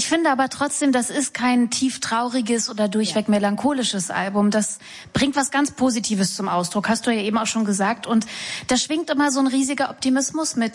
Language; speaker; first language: German; native; German